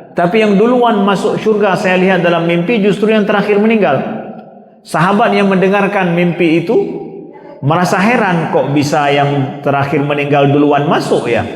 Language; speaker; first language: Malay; non-native, local second language; Achinese